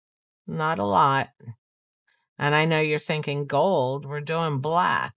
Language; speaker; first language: English; native; English